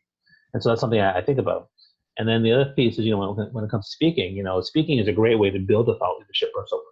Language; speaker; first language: English; native; English